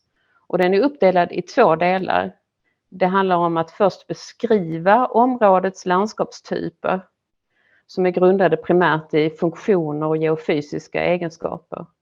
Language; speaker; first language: Swedish; native; Swedish